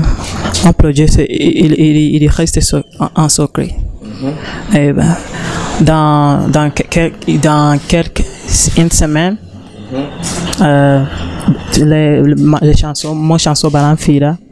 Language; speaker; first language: French; non-native, learner; Rundi